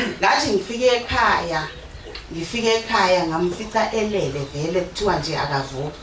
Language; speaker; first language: Zulu; native; Zulu